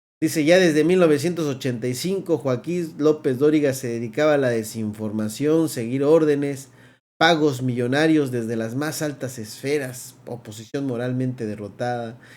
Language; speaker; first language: Spanish; native; Spanish